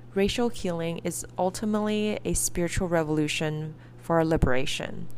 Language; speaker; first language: English; early bilingual, other home language; Chinese